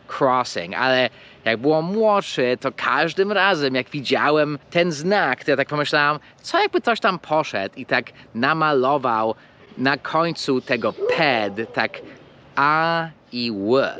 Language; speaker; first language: Polish; early bilingual, heritage; English